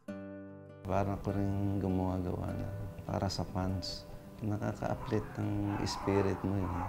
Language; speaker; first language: Filipino; native; Filipino